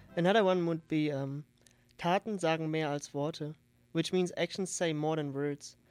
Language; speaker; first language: English; non-native, fluent; German